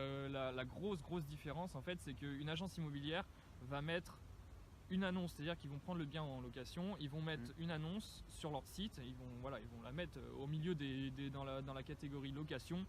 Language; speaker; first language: French; native; French